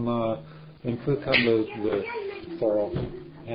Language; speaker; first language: French; non-native, learner; English